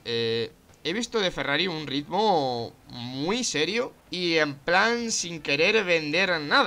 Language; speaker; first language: Spanish; native; Spanish